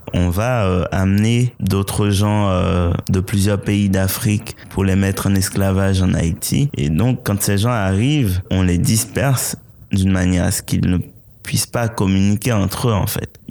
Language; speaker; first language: French; non-native, local second language; Haitian Creole